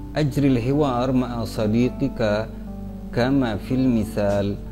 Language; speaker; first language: Arabic; non-native, fluent; Indonesian